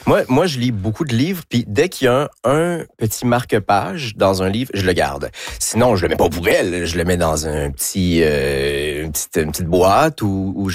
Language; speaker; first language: French; native; French